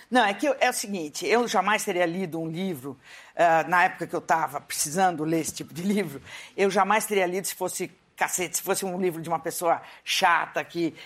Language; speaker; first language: Portuguese; native; Portuguese